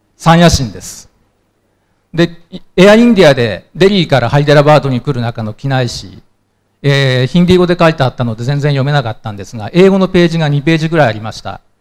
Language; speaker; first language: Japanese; native; Japanese